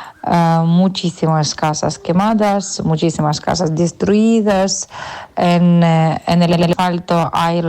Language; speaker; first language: Spanish; non-native, fluent; Ukrainian